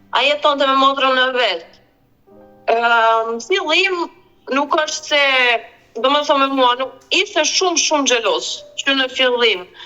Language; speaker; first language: Albanian; early bilingual, heritage; Albanian